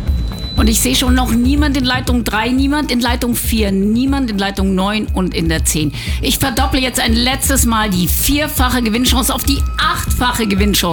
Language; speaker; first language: German; native; German